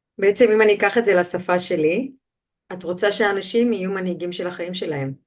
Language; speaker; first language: Hebrew; native; Hebrew